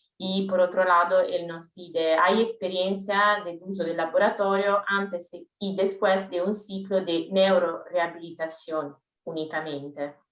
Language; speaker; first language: Spanish; non-native, fluent; Italian